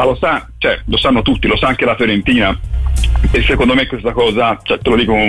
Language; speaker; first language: Italian; native; Italian